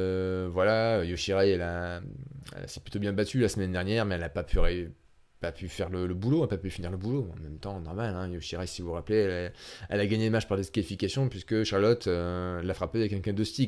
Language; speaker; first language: French; native; French